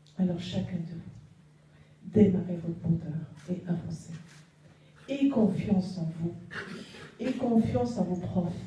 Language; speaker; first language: French; non-native, local second language; Arabic